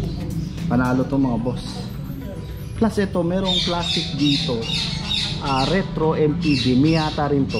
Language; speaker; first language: Filipino; native; Filipino